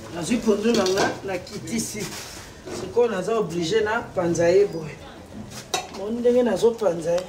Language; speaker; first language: Lingala; native; Lingala